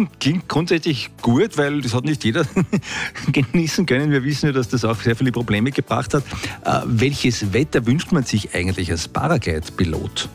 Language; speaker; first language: German; native; German